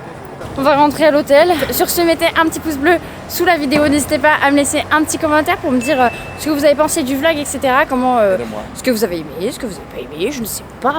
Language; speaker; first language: French; native; French